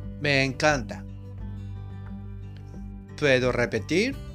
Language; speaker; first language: Spanish; non-native, fluent; Japanese